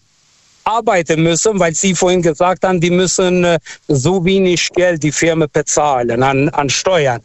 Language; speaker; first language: German; non-native, fluent; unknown